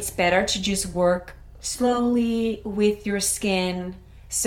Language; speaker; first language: English; non-native, fluent; Danish